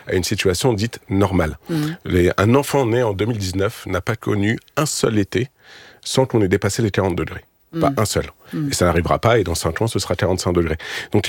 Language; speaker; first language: French; native; French